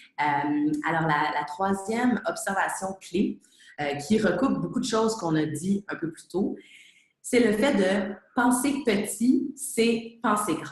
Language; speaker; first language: French; native; French